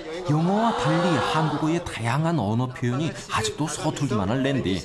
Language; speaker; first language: Korean; native; Korean